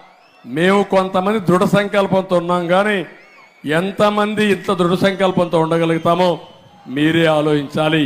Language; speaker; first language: Telugu; native; Telugu